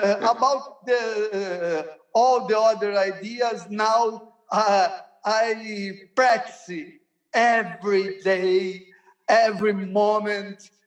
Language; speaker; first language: English; non-native, learner; Portuguese